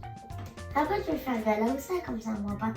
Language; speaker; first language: French; early bilingual, other home language; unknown